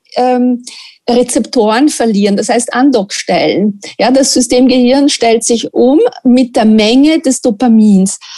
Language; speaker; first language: German; non-native, fluent; Italian